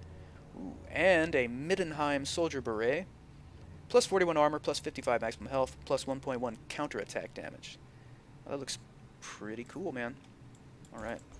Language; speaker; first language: English; native; English